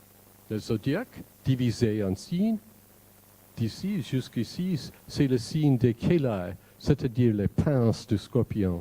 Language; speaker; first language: French; non-native, fluent; English